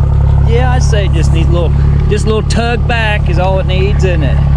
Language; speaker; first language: English; native; English